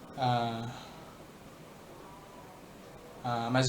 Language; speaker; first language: Japanese; non-native, learner; Indonesian